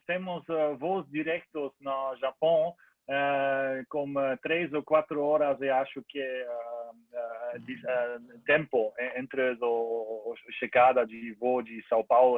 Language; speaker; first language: Portuguese; non-native, learner; German